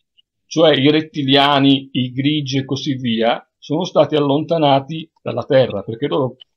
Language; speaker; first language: Italian; native; Italian